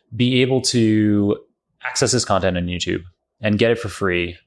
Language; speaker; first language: English; native; English